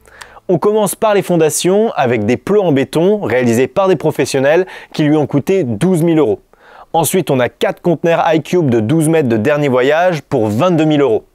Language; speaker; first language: French; native; French